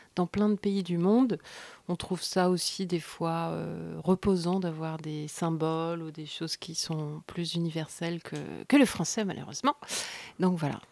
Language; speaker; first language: French; native; French